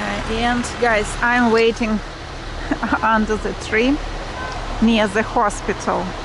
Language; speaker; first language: English; non-native, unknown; Russian